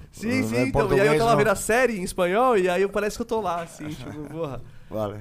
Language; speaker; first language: Portuguese; native; Portuguese